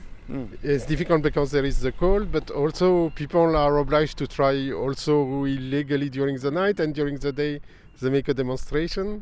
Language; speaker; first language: English; non-native, fluent; French